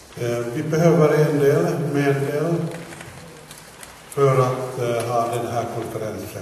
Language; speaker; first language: Swedish; non-native, fluent; Finnish